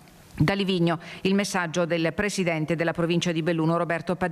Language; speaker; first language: Italian; native; Italian